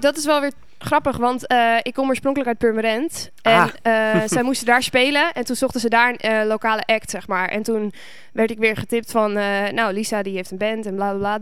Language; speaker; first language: Dutch; native; Dutch